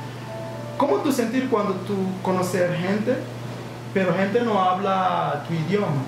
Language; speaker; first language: Spanish; non-native, learner; English